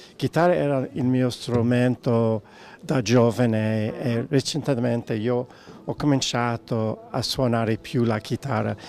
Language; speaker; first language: Italian; non-native, learner; English